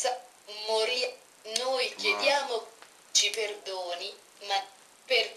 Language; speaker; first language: Italian; non-native, learner; English